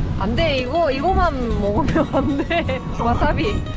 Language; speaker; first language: Korean; non-native, learner; Japanese